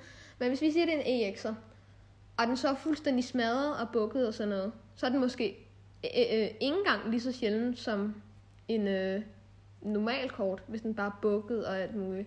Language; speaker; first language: Danish; native; Danish